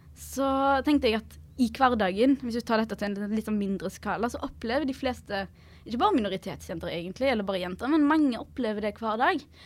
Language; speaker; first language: Norwegian; early bilingual, other home language; Arabic